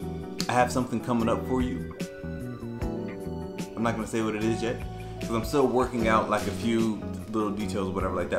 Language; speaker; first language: English; native; English